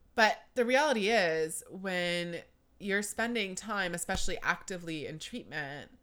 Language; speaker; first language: English; native; English